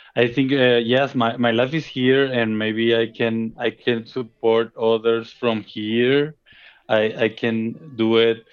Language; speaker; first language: English; non-native, fluent; Spanish